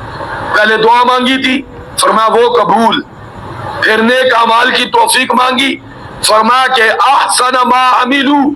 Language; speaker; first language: Urdu; native; Urdu